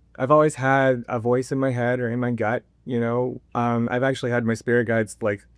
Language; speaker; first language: English; native; English